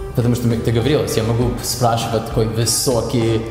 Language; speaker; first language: Russian; non-native, fluent; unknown